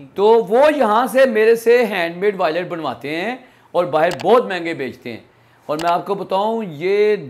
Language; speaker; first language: Urdu; non-native, local second language; Punjabi